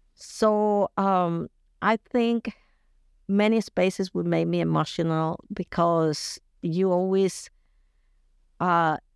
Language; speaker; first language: English; non-native, fluent; Spanish